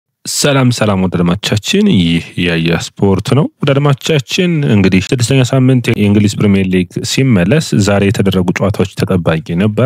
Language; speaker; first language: Amharic; native; Amharic